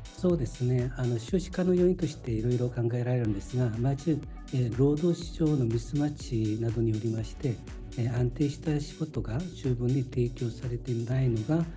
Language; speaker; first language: Japanese; non-native, fluent; Korean